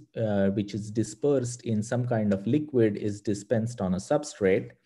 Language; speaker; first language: English; non-native, local second language; Marathi